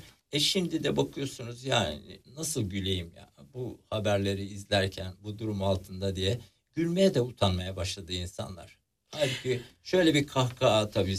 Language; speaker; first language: Turkish; native; Turkish